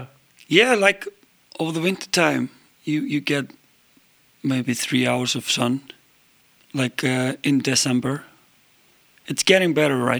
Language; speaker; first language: English; non-native, fluent; Icelandic